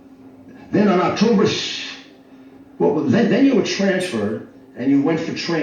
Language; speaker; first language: English; native; English